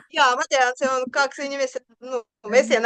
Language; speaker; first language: Estonian; non-native, learner; Russian